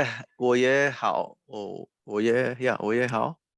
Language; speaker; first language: Chinese; non-native, learner; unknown